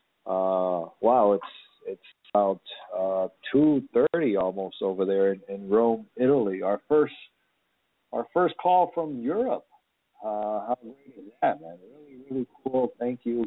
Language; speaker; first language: English; early bilingual, other home language; Spanish